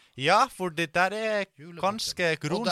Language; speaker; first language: Norwegian; non-native, fluent; Finnish